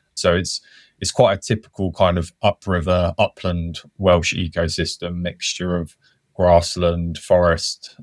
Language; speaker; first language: English; native; English